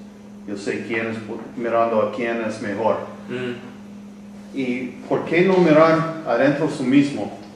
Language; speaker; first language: Spanish; non-native, learner; English